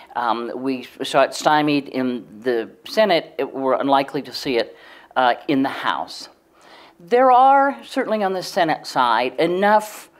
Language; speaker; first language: English; native; English